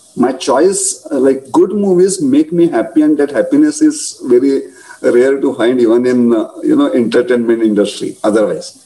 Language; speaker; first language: English; non-native, local second language; Marathi